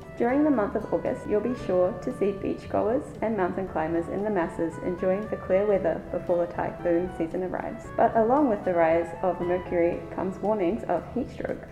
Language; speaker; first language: English; native; English